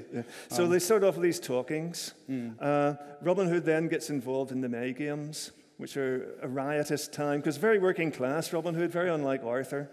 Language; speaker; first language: English; native; English